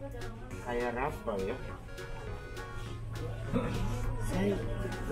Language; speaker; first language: Indonesian; non-native, fluent; Japanese